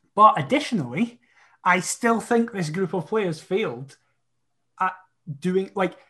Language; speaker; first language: English; native; English